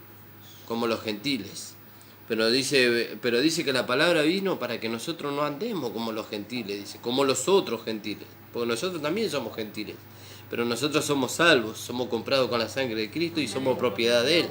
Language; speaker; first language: Spanish; native; Spanish